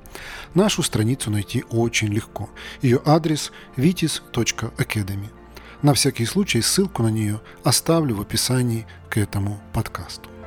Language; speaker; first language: Russian; native; Russian